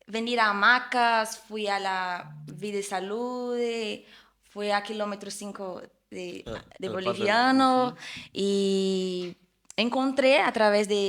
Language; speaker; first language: Spanish; non-native, fluent; Portuguese